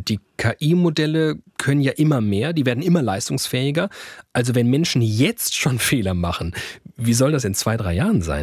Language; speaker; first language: German; native; German